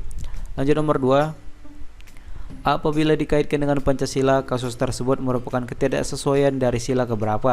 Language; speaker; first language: Indonesian; native; Indonesian